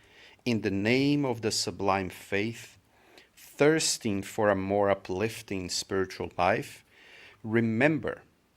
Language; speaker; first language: English; non-native, fluent; Portuguese